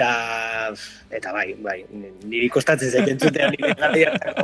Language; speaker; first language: Basque; native; Basque